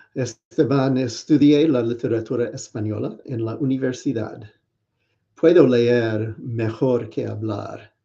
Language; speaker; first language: Spanish; non-native, learner; English